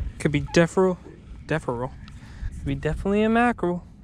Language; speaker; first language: English; native; English